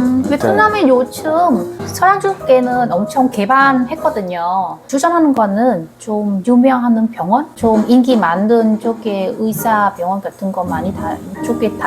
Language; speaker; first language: Korean; non-native, learner; Vietnamese